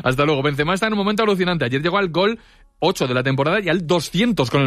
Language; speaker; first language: Spanish; native; Spanish